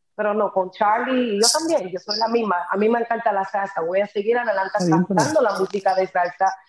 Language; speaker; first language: Spanish; early bilingual, heritage; Spanish